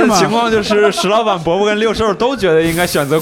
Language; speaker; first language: Chinese; native; Chinese